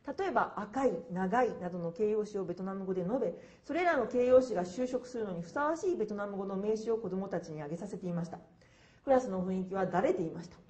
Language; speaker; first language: Japanese; native; Japanese